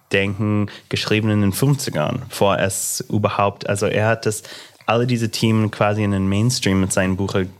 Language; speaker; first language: German; non-native, fluent; English